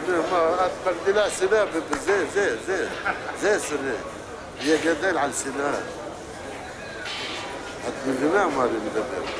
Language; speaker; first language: Hebrew; non-native, local second language; Arabic